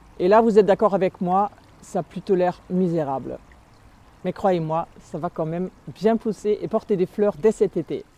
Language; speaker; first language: French; non-native, fluent; German